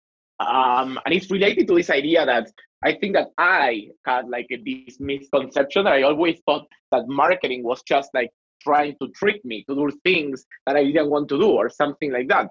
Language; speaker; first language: English; non-native, fluent; Spanish